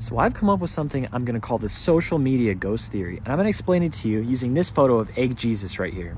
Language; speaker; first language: English; native; English